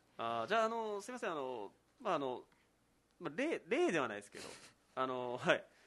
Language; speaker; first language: Japanese; native; Japanese